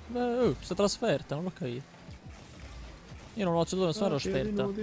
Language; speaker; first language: Italian; native; Italian